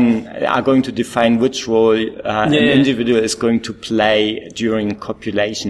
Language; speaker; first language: English; non-native, fluent; German